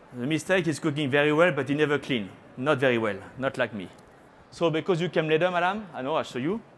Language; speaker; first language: English; non-native, fluent; French